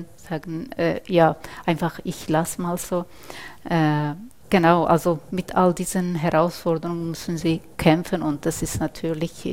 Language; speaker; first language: German; non-native, fluent; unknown